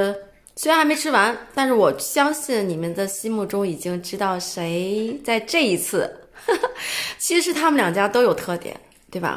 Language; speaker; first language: Chinese; native; Chinese